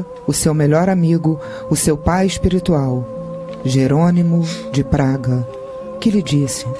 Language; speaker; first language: Portuguese; native; Portuguese